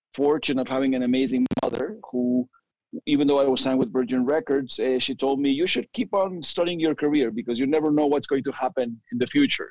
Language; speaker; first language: English; early bilingual, other home language; Spanish